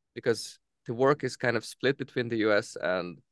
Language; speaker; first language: English; non-native, fluent; Hungarian